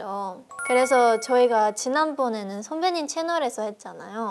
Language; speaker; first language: Korean; non-native, fluent; Japanese